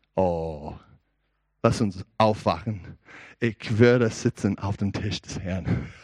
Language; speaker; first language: German; non-native, learner; English